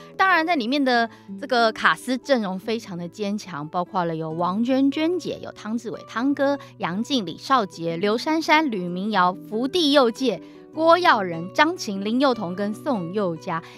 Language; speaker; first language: Chinese; native; Chinese